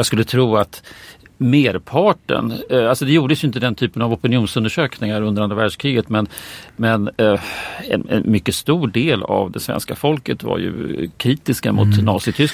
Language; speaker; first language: Swedish; native; Swedish